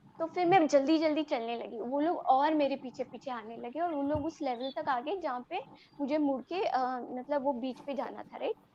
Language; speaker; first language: Hindi; non-native, local second language; Telugu